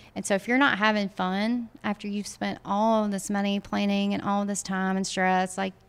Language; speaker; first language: English; native; English